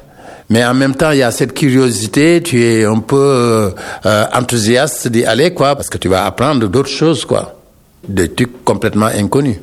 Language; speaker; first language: French; non-native, local second language; Wolof